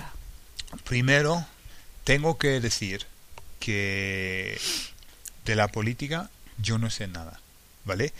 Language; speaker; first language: Spanish; non-native, fluent; English